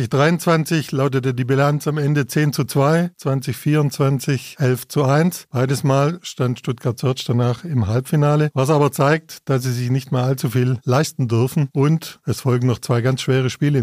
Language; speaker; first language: German; native; German